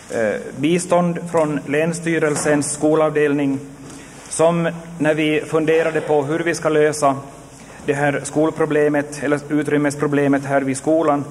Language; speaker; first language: Swedish; native; Swedish